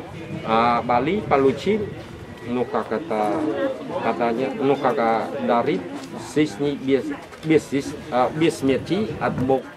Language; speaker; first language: Russian; non-native, learner; Khmer